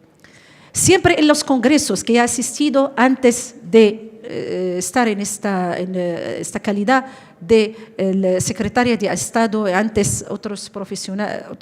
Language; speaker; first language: Spanish; non-native, fluent; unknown